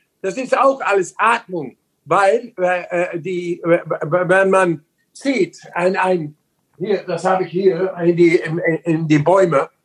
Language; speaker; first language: German; non-native, learner; Dutch